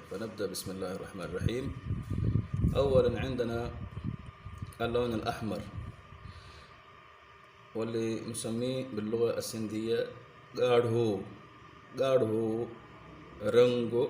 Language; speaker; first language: Arabic; non-native, fluent; Sindhi